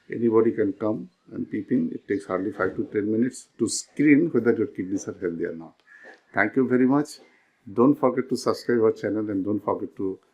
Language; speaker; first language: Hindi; non-native, local second language; Bangla